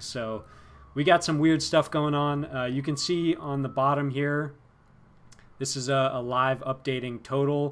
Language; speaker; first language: English; native; English